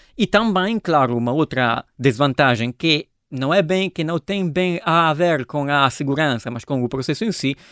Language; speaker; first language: Portuguese; non-native, fluent; Italian